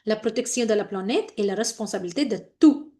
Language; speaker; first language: French; non-native, fluent; Hindi